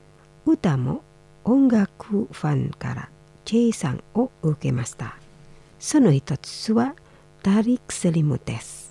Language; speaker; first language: Japanese; non-native, fluent; Indonesian